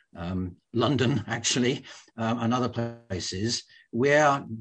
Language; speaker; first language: English; native; English